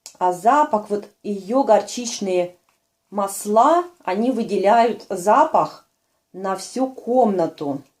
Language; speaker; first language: Russian; native; Russian